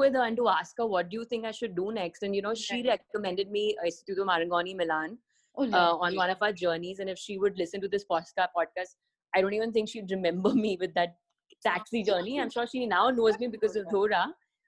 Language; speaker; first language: English; non-native, local second language; Hindi